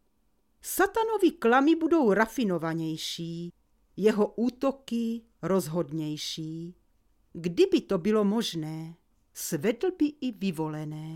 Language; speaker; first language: Czech; native; Czech